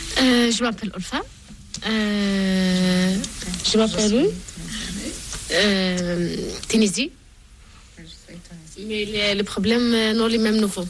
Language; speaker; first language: French; non-native, learner; Arabic